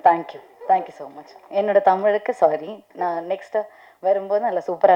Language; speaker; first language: Tamil; non-native, learner; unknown